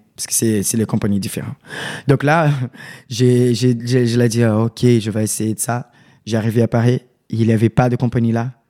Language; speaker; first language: French; non-native, learner; Portuguese